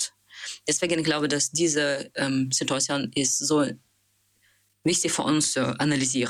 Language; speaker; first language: German; non-native, learner; Russian